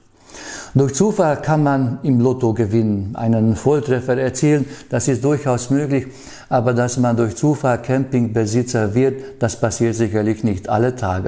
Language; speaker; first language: German; native; German